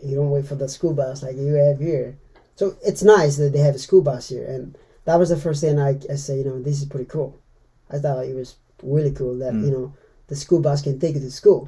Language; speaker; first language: English; non-native, fluent; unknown